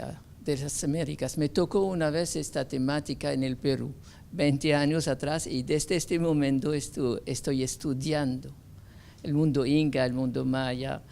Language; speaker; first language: Spanish; non-native, fluent; French